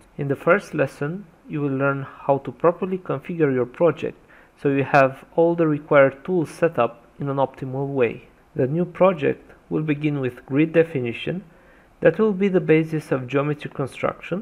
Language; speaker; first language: English; non-native, fluent; Romanian